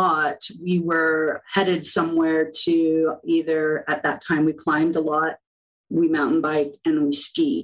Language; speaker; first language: English; native; English